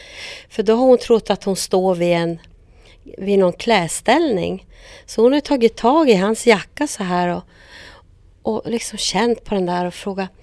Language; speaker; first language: Swedish; native; Swedish